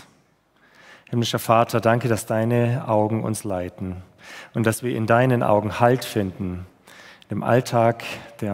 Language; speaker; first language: German; native; German